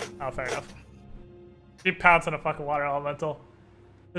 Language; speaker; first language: English; native; English